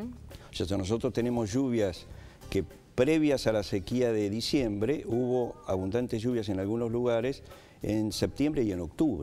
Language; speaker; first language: Spanish; native; Spanish